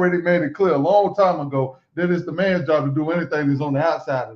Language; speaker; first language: English; native; English